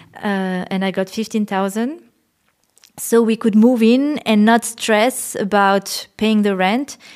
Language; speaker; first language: English; non-native, fluent; French